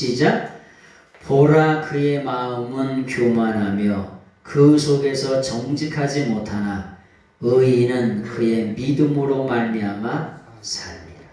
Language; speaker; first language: Korean; native; Korean